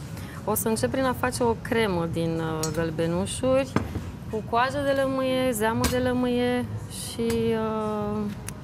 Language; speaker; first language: Romanian; native; Romanian